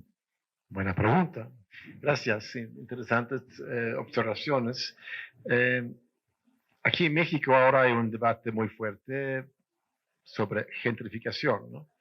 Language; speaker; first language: Spanish; non-native, fluent; Swedish